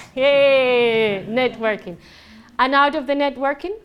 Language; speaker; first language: English; non-native, fluent; Spanish